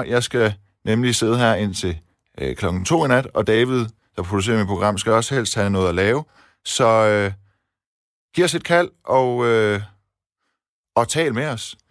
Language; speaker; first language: Danish; early bilingual, other home language; Persian